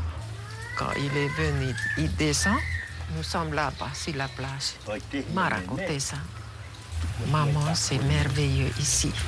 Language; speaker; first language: French; non-native, local second language; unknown